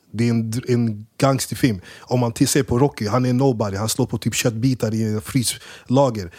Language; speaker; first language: Swedish; early bilingual, other home language; English